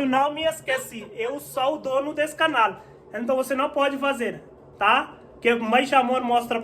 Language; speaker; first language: Portuguese; non-native, learner; Hindi